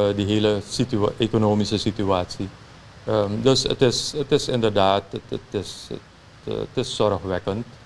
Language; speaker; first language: Dutch; native; Dutch